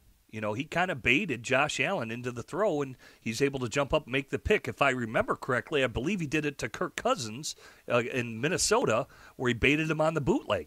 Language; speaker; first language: English; native; English